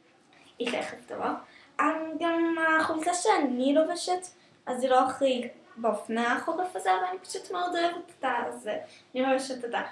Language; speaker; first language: Hebrew; native; Hebrew